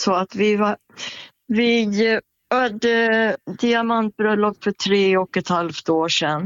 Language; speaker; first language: Swedish; native; Swedish